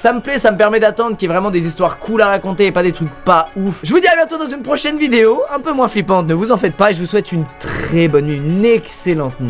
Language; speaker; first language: French; native; French